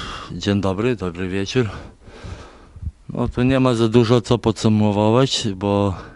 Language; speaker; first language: Polish; non-native, fluent; Lithuanian